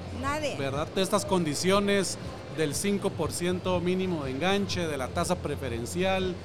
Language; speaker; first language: Spanish; native; Spanish